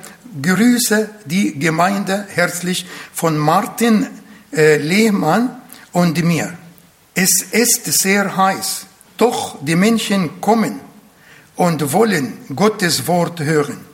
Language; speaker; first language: German; non-native, fluent; Arabic